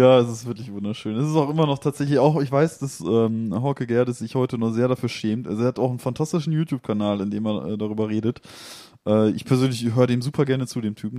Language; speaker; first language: German; native; German